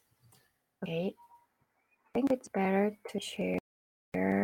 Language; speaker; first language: English; non-native, fluent; Korean